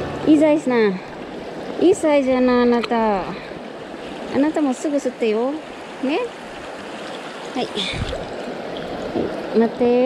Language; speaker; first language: Japanese; non-native, fluent; Filipino